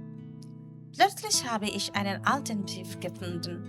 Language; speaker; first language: German; non-native, learner; Bangla